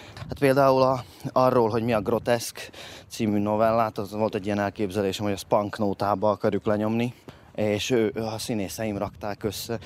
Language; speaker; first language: Hungarian; native; Hungarian